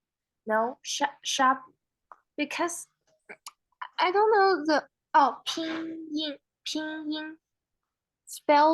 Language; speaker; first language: English; non-native, learner; Chinese